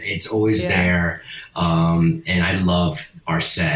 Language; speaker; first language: English; non-native, fluent; Italian